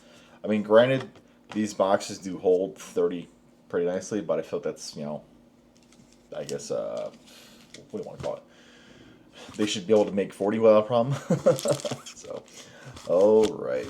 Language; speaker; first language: English; native; English